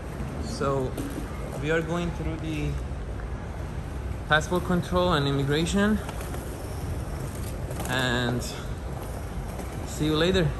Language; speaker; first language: English; non-native, fluent; Persian